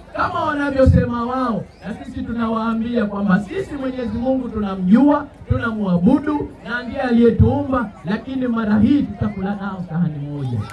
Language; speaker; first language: Swahili; native; Swahili